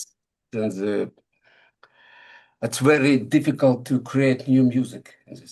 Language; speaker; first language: English; non-native, learner; Russian